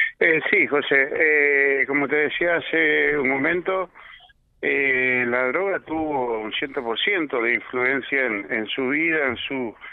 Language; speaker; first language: Spanish; native; Spanish